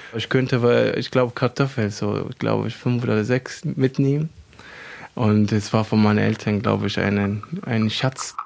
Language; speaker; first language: German; non-native, fluent; Arabic